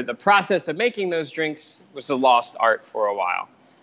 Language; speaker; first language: English; native; English